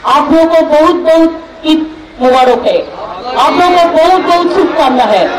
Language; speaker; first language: Hindi; non-native, local second language; Bangla